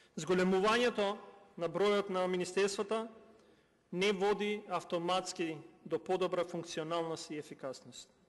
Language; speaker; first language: Macedonian; non-native, local second language; Albanian